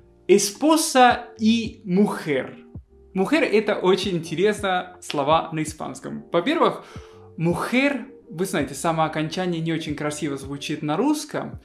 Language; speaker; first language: Russian; non-native, fluent; Spanish